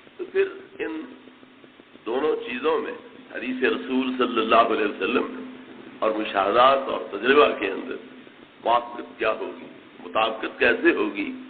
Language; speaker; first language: Urdu; non-native, local second language; Punjabi